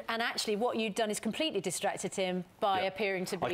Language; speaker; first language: English; native; English